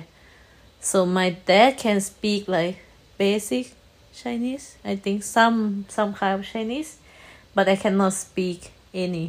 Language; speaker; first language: English; non-native, learner; Thai